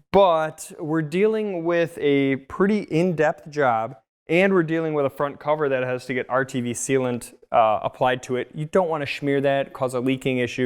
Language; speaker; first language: English; native; English